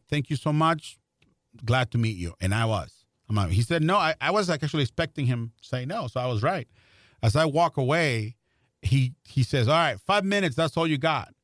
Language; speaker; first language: English; non-native, fluent; Spanish